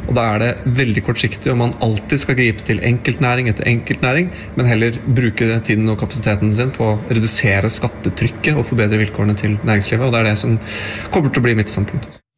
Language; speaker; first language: Norwegian; native; Norwegian